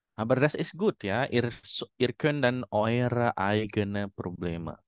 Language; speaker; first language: German; non-native, fluent; Indonesian